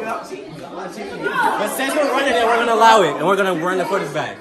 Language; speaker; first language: English; native; English